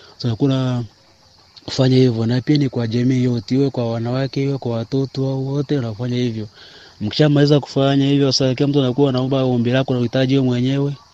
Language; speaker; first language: Swahili; non-native, local second language; Sukuma